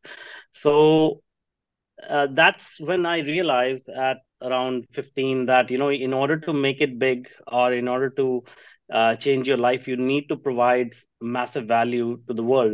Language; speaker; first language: English; non-native, local second language; Punjabi